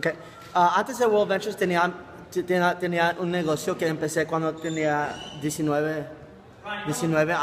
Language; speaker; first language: Spanish; early bilingual, heritage; Spanish